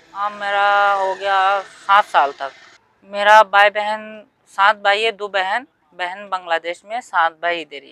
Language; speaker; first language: Hindi; non-native, learner; Rohingya